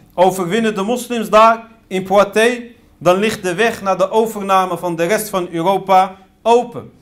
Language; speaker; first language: Dutch; early bilingual, other home language; Riffian